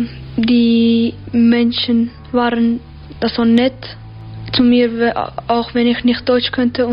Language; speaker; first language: German; early bilingual, other home language; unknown